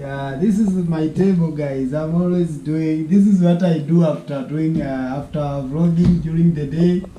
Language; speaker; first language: English; non-native, local second language; Swahili